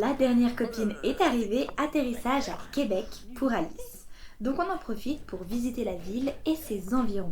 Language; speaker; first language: French; native; French